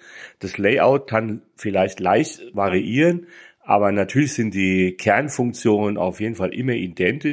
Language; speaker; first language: German; native; German